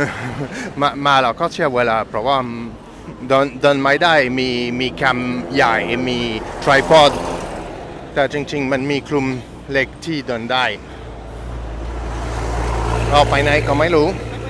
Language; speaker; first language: Thai; non-native, fluent; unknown